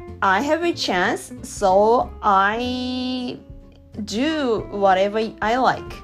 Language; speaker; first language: English; non-native, learner; Japanese